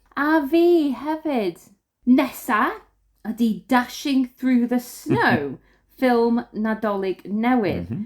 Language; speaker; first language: Welsh; non-native, learner; English